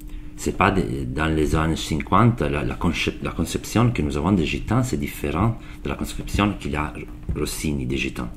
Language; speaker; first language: French; non-native, learner; Italian